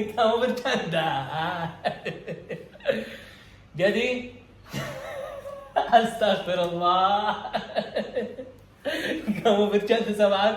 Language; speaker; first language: Indonesian; non-native, learner; Arabic